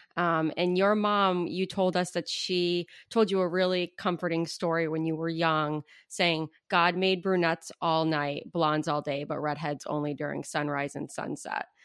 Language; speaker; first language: English; native; English